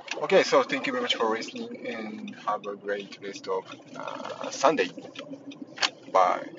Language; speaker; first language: English; non-native, learner; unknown